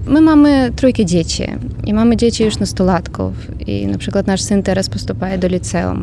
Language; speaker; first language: Polish; non-native, learner; Ukrainian